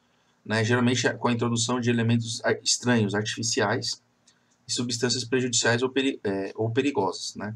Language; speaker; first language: Portuguese; native; Portuguese